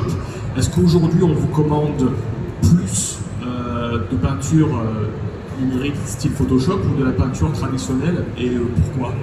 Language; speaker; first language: French; native; French